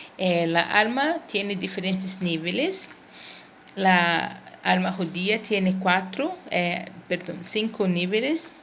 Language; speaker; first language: Spanish; non-native, fluent; Portuguese